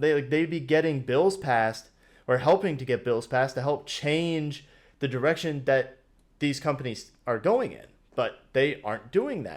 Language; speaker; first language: English; native; English